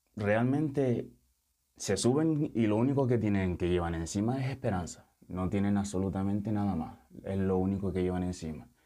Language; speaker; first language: Spanish; early bilingual, other home language; Wolof